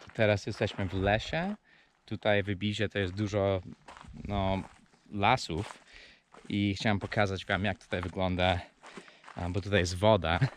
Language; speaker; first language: Polish; non-native, fluent; English